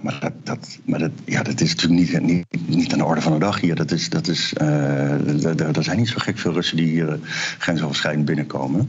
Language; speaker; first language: Dutch; native; Dutch